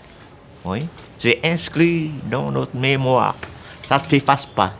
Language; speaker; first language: French; non-native, local second language; Vietnamese